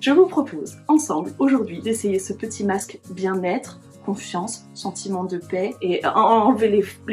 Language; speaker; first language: French; native; French